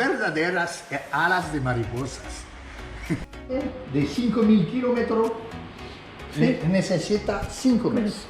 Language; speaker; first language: Spanish; non-native, fluent; French